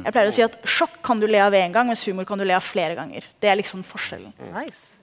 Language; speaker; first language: Norwegian; early bilingual, other home language; Somali